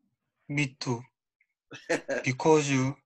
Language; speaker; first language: English; non-native, learner; Korean